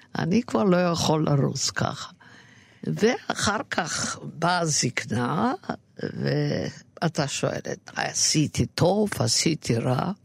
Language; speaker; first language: Hebrew; non-native, fluent; Yiddish